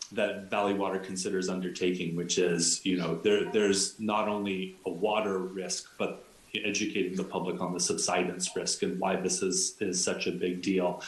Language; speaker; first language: English; native; English